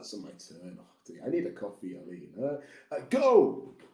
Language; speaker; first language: English; native; English